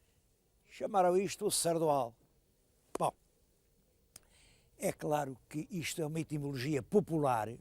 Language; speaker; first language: Portuguese; native; Portuguese